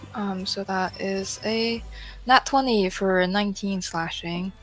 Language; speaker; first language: English; native; English